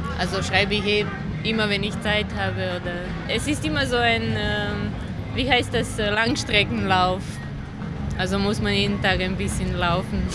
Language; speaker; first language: German; non-native, fluent; Serbian